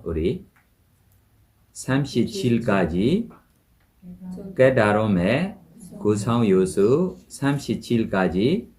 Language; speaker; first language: Korean; non-native, fluent; Burmese